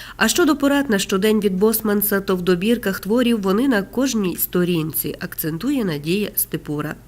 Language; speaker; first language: Ukrainian; native; Ukrainian